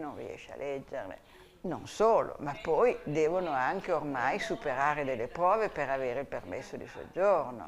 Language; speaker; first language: Italian; native; Italian